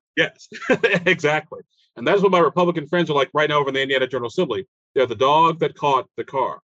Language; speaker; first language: English; native; English